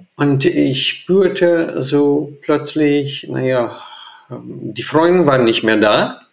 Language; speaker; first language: German; non-native, fluent; Portuguese